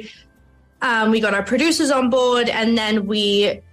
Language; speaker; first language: English; native; English